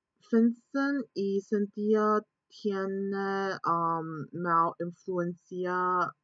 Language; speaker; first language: Spanish; non-native, learner; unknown